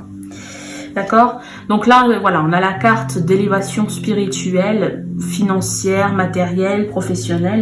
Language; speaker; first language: French; native; French